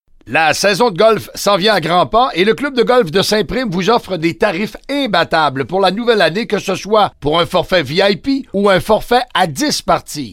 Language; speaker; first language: French; native; French